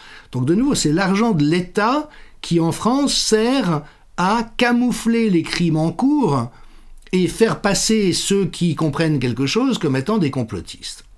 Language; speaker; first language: French; native; French